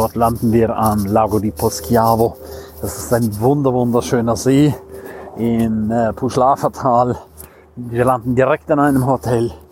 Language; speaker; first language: German; non-native, local second language; Romansh